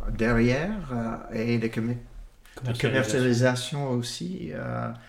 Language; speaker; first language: French; non-native, learner; English